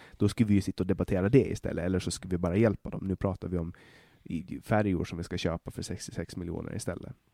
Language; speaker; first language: Swedish; native; Swedish